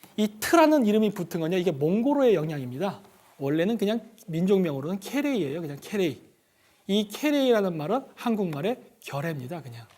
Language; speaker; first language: Korean; native; Korean